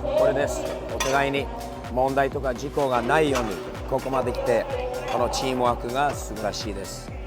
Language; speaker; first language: Japanese; non-native, fluent; English